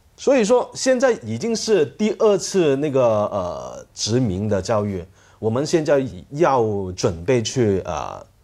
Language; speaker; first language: Chinese; non-native, fluent; Cantonese